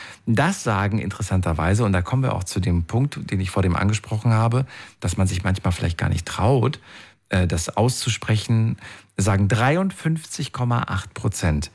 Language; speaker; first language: German; native; German